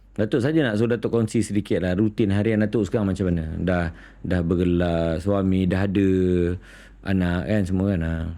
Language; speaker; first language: Malay; native; Malay